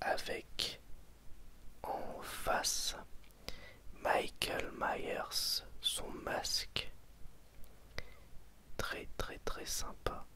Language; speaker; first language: French; native; French